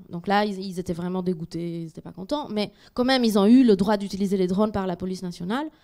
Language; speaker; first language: French; native; French